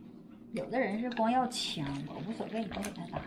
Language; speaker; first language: Chinese; native; Chinese